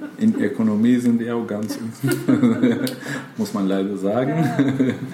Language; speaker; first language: German; non-native, fluent; Albanian